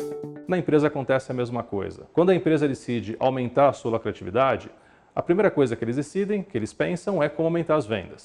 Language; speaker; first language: Portuguese; native; Portuguese